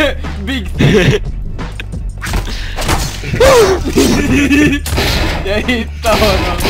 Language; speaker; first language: Swedish; non-native, local second language; Finnish